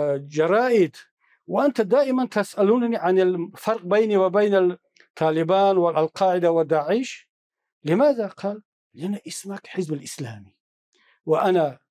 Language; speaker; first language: Arabic; non-native, fluent; Tajik